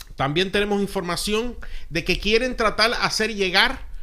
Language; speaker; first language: Spanish; early bilingual, heritage; Spanish